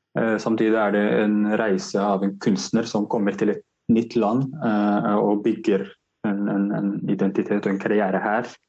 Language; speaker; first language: Norwegian; non-native, fluent; Arabic